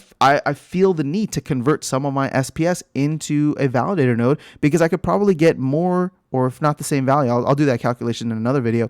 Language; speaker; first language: English; native; English